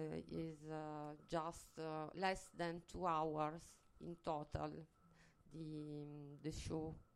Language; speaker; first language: English; non-native, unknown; Italian